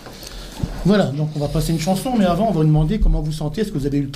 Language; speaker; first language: French; native; French